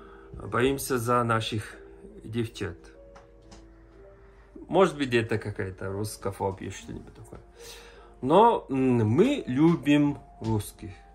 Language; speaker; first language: Russian; non-native, learner; Mongolian